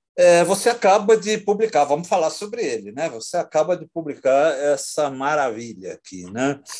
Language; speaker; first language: Portuguese; native; Portuguese